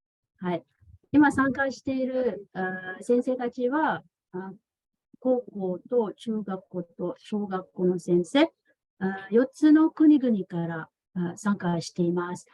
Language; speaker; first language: Japanese; non-native, fluent; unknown